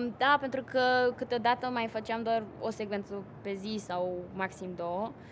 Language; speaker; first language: Romanian; early bilingual, heritage; German